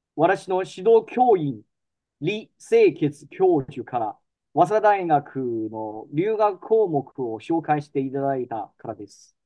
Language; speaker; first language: Japanese; non-native, fluent; Chinese